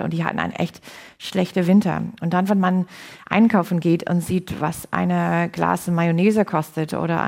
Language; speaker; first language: German; non-native, fluent; English